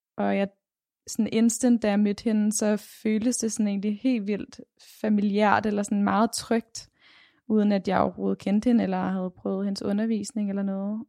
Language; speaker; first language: Danish; native; Danish